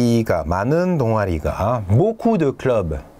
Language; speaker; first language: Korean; non-native, fluent; French